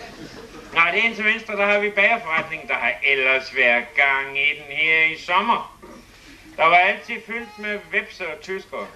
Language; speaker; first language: Danish; native; Danish